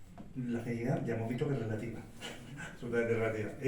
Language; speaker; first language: Spanish; native; Spanish